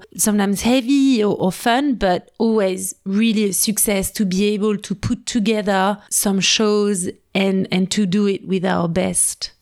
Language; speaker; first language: English; non-native, fluent; French